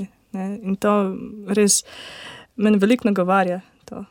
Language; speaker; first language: Slovenian; non-native, learner; Ukrainian